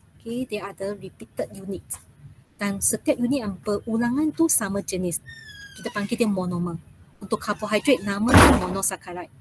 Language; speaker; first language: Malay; non-native, local second language; Chinese